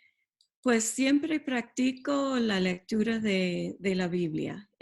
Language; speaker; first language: Spanish; non-native, fluent; English